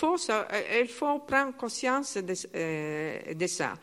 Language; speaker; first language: French; non-native, learner; Italian